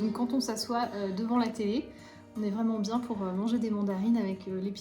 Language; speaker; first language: French; native; French